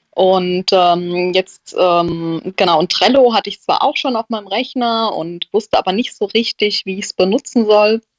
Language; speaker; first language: German; native; German